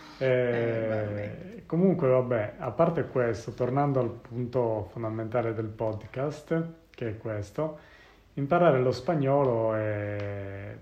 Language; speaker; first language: Italian; native; Italian